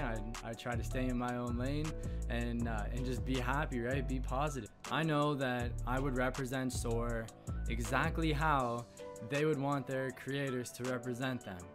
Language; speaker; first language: English; native; English